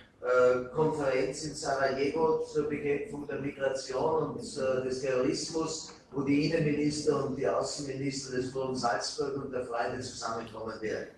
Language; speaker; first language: German; native; German